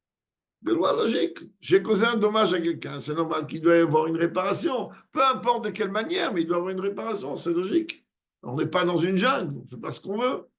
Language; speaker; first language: French; native; French